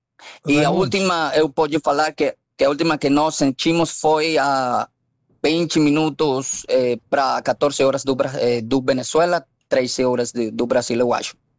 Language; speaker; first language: Portuguese; non-native, fluent; Spanish